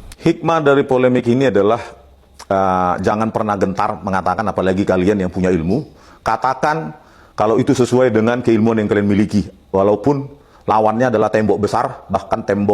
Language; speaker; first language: Indonesian; native; Indonesian